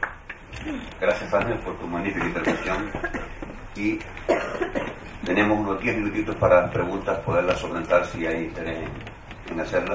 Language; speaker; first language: Spanish; native; Spanish